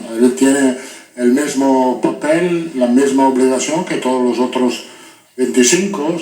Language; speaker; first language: Spanish; non-native, fluent; Italian